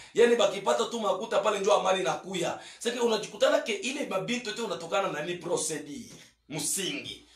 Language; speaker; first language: Swahili; native; Swahili